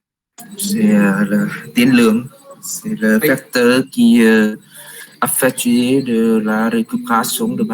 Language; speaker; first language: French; non-native, learner; Vietnamese